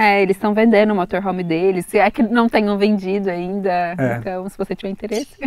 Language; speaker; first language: Portuguese; native; Portuguese